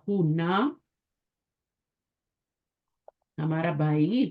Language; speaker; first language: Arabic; non-native, fluent; Urdu